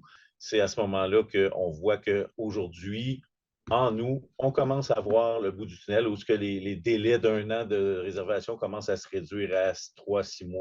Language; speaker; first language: French; native; French